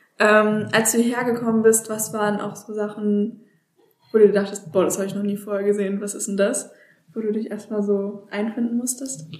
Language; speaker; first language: German; native; German